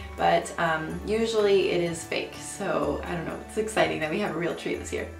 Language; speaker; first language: English; native; English